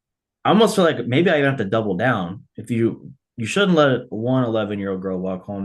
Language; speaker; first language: English; native; English